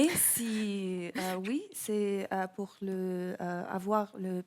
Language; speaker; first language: French; non-native, learner; English